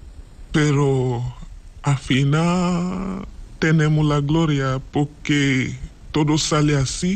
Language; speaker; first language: Spanish; non-native, learner; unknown